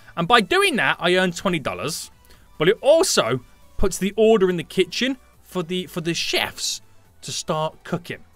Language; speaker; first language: English; native; English